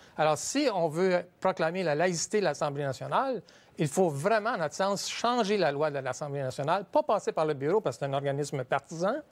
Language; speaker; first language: French; native; French